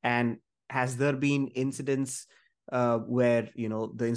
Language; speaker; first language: English; non-native, local second language; Malayalam